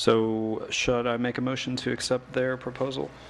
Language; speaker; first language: English; native; English